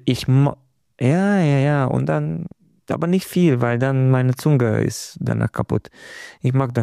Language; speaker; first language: German; non-native, fluent; Romanian